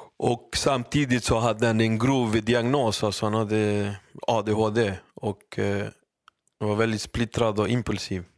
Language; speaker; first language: Swedish; early bilingual, other home language; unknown